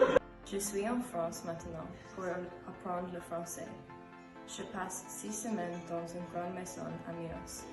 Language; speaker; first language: French; non-native, learner; English